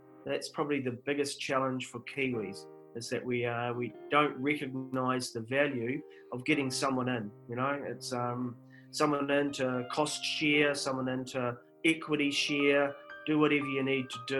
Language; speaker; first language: English; native; English